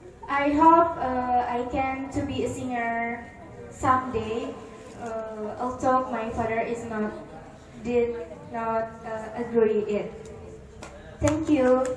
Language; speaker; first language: English; non-native, learner; Indonesian